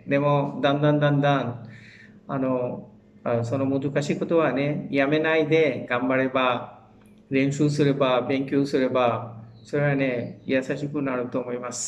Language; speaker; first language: Japanese; non-native, fluent; Bangla